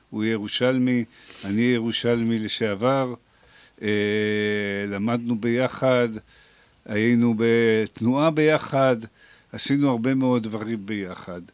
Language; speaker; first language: Hebrew; native; Hebrew